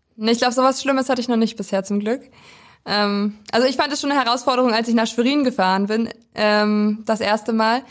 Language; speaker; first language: German; native; German